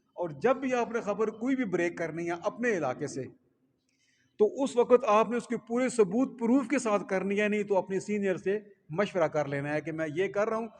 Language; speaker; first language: Urdu; non-native, local second language; Punjabi